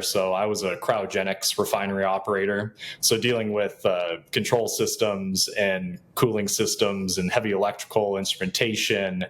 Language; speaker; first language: English; native; English